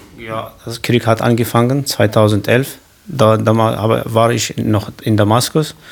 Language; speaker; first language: German; non-native, learner; Kurdish